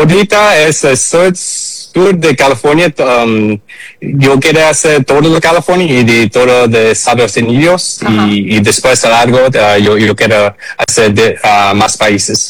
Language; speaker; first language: Spanish; early bilingual, heritage; English